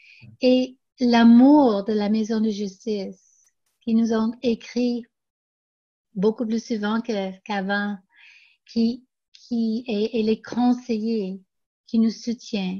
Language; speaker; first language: French; non-native, local second language; English